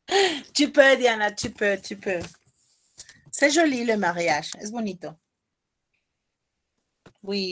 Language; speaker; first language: French; non-native, fluent; Spanish